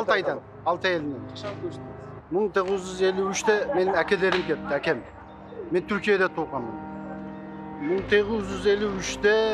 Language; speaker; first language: Kazakh; early bilingual, heritage; Kazakh